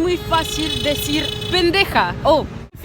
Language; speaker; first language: Spanish; non-native, learner; French